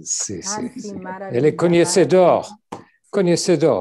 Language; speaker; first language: Portuguese; non-native, fluent; Greek